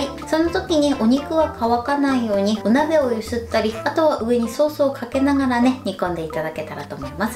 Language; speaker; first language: Japanese; native; Japanese